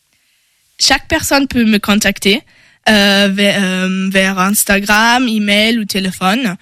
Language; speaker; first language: French; non-native, learner; German